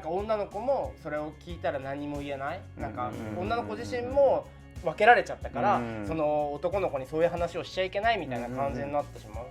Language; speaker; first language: Japanese; native; Japanese